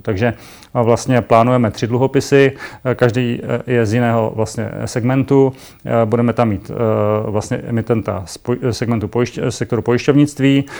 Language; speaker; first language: Czech; native; Czech